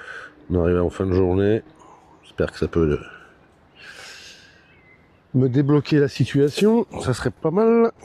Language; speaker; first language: French; native; French